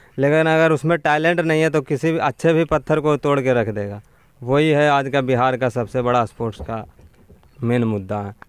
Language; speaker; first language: Hindi; native; Hindi